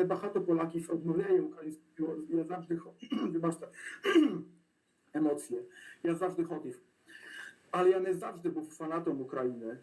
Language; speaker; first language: Polish; non-native, learner; Ukrainian